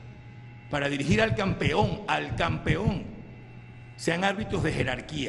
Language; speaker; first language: Spanish; native; Spanish